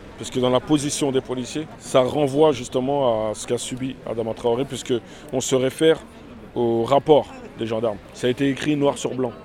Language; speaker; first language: French; early bilingual, other home language; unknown